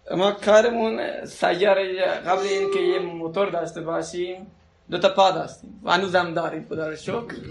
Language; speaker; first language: Persian; non-native, local second language; Baluchi